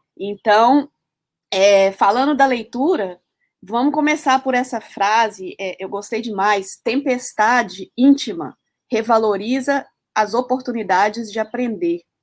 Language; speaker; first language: Portuguese; early bilingual, heritage; Portuguese